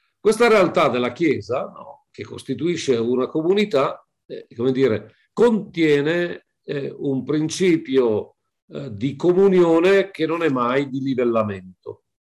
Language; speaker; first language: Italian; native; Italian